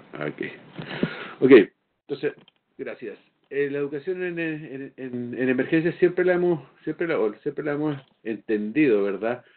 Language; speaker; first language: Spanish; native; Spanish